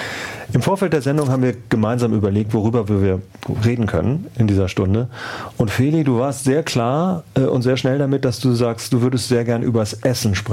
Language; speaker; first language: German; native; German